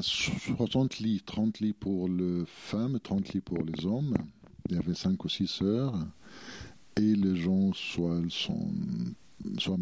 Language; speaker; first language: French; non-native, fluent; Arabic